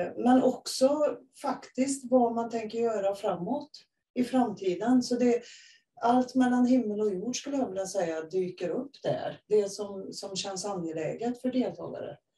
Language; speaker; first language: Swedish; native; Swedish